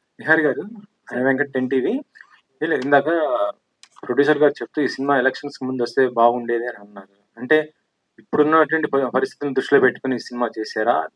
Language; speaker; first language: Telugu; native; Telugu